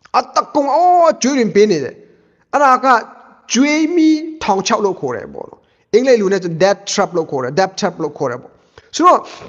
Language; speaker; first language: Burmese; native; Burmese